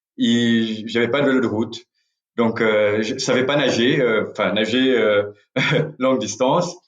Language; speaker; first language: French; non-native, fluent; Portuguese